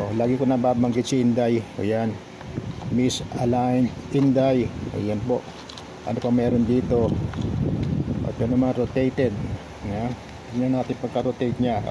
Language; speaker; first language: Filipino; non-native, local second language; Cebuano